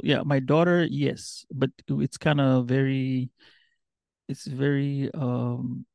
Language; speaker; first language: English; non-native, local second language; Giryama